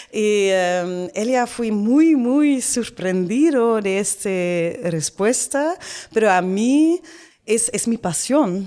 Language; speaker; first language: Spanish; non-native, learner; Dutch